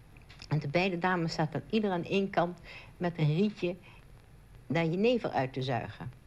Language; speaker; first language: Dutch; native; Dutch